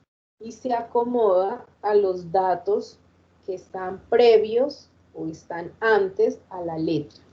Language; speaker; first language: Spanish; native; Spanish